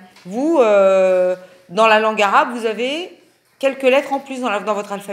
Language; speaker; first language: French; native; French